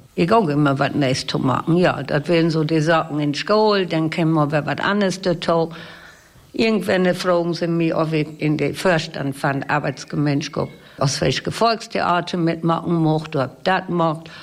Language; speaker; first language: German; native; German